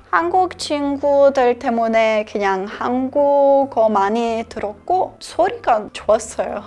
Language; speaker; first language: Korean; non-native, learner; Serbian